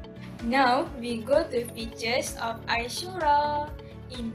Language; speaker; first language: English; non-native, learner; Malay